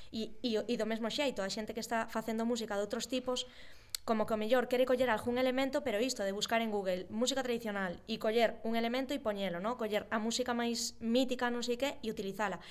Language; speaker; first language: Galician; non-native, local second language; Spanish